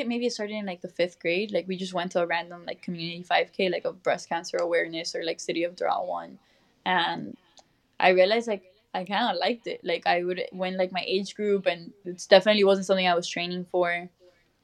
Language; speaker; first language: English; early bilingual, other home language; Spanish